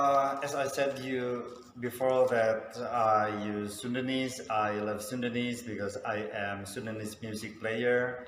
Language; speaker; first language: English; non-native, fluent; Sundanese